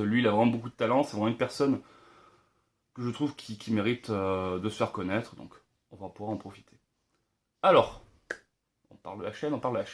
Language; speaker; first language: French; native; French